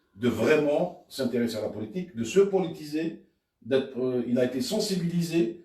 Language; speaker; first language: French; non-native, local second language; Arabic